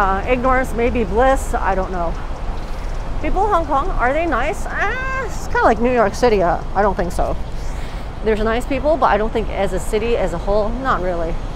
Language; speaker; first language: English; early bilingual, other home language; Cantonese